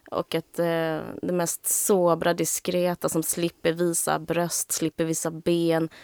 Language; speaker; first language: Swedish; native; Swedish